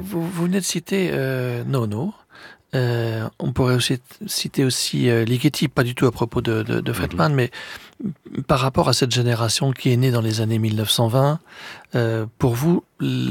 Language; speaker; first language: French; native; French